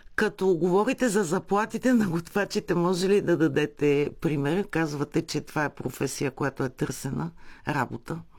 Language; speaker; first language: Bulgarian; native; Bulgarian